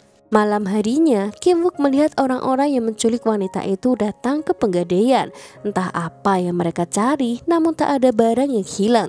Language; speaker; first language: Indonesian; native; Indonesian